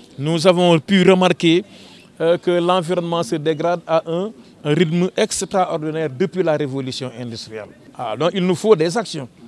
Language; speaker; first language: French; non-native, local second language; Wolof